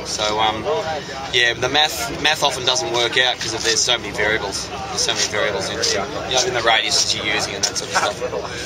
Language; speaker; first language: English; native; English